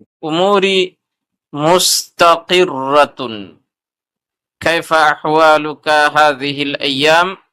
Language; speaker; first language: Arabic; non-native, fluent; Urdu